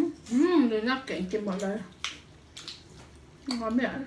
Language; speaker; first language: Swedish; non-native, learner; Thai